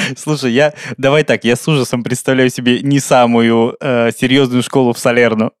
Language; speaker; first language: Russian; native; Russian